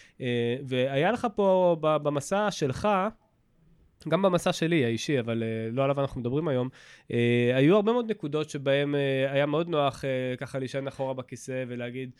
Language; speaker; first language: Hebrew; native; Hebrew